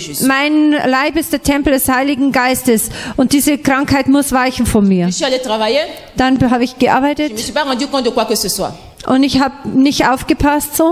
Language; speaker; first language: German; non-native, fluent; French